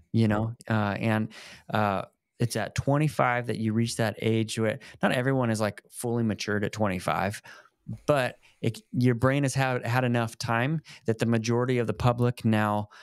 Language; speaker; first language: English; native; English